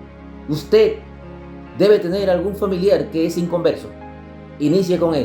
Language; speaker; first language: Spanish; native; Spanish